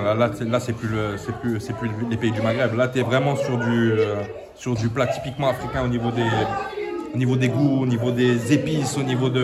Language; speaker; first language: French; native; French